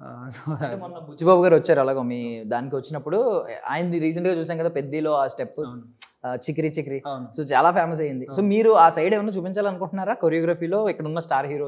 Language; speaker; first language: Telugu; native; Telugu